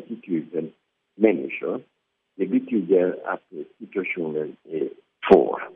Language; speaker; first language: Swedish; early bilingual, heritage; Swedish